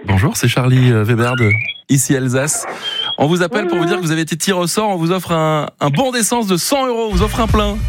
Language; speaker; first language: French; native; French